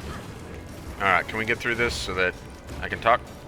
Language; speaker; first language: English; native; English